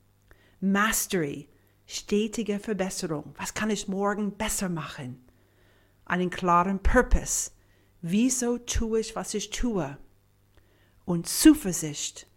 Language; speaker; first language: German; non-native, fluent; English